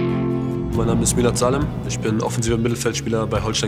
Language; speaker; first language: German; early bilingual, other home language; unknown